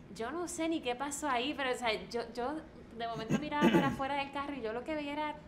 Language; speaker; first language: Spanish; native; Spanish